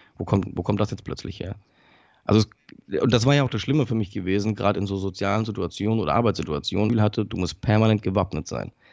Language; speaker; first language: German; early bilingual, other home language; Polish